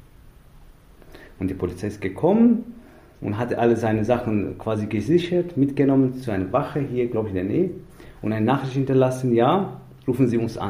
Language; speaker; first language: German; non-native, fluent; Persian